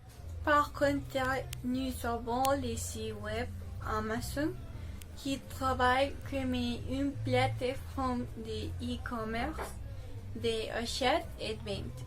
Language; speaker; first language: French; non-native, learner; Spanish